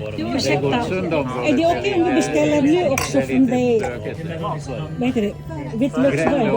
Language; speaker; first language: Swedish; non-native, learner; Filipino